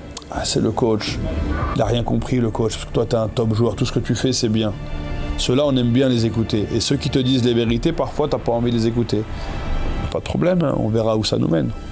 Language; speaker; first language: French; native; French